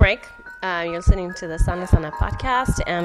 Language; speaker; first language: English; native; English